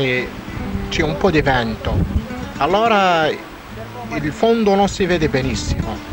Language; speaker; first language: Italian; non-native, fluent; Arabic